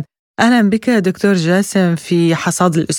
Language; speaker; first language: Arabic; native; Arabic